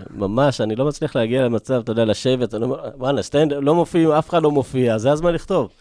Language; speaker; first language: Hebrew; early bilingual, other home language; Amharic